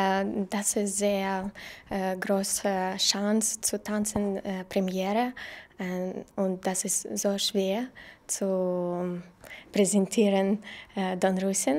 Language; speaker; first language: German; non-native, learner; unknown